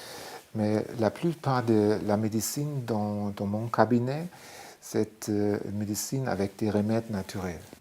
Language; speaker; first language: French; non-native, fluent; German